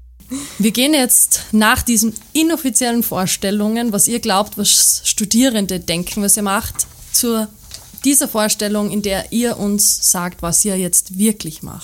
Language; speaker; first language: German; native; German